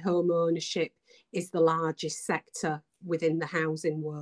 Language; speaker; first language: English; native; English